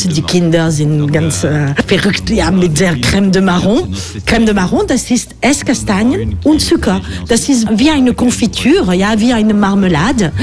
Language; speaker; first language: German; non-native, learner; French